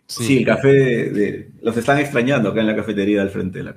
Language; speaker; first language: Spanish; native; Spanish